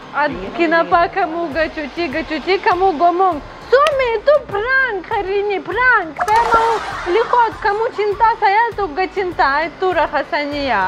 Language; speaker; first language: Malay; non-native, learner; Russian